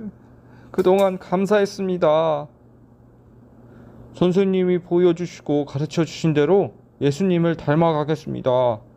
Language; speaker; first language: Korean; native; Korean